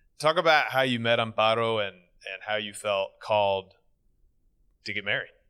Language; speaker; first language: English; native; English